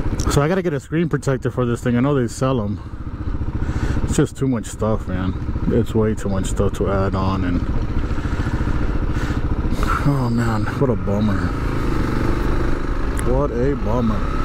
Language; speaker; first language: English; early bilingual, other home language; Spanish